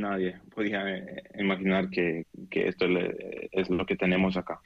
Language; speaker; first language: Spanish; non-native, learner; Hebrew